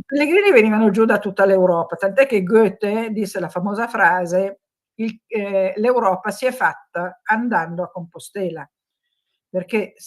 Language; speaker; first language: Italian; native; Italian